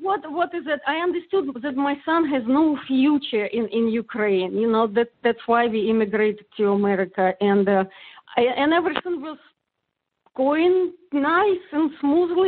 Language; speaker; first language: English; non-native, fluent; Russian